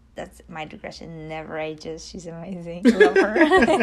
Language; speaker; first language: English; non-native, fluent; Polish